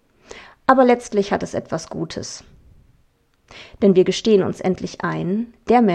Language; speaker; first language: German; native; German